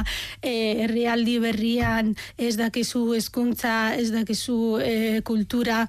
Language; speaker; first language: Basque; non-native, fluent; Arabic